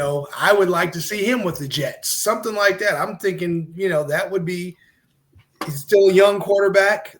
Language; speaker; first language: English; native; English